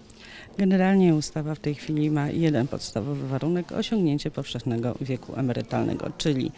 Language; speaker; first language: Polish; native; Polish